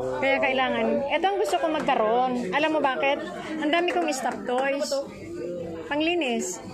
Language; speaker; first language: Filipino; non-native, local second language; Bikol